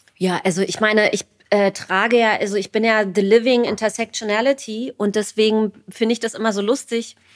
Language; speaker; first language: German; native; German